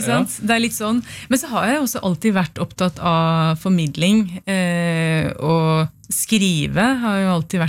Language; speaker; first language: Norwegian; early bilingual, other home language; Urdu